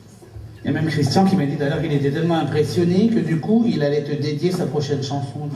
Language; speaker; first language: French; native; French